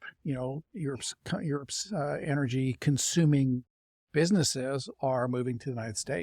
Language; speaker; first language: English; native; English